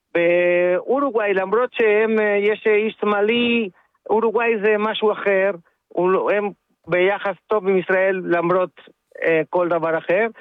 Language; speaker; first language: Hebrew; non-native, fluent; Spanish